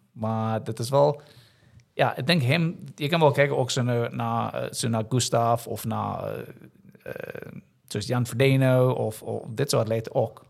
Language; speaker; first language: Dutch; non-native, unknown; English